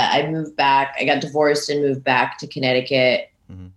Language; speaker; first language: English; native; English